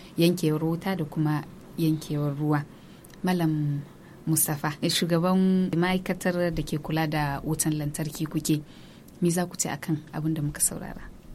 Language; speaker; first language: Hausa; native; Hausa